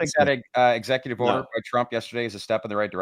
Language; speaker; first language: English; native; English